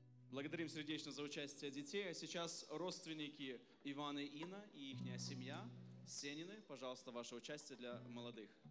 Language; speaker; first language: Russian; native; Russian